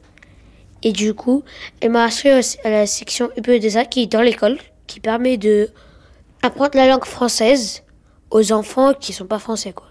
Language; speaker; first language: French; early bilingual, other home language; Ukrainian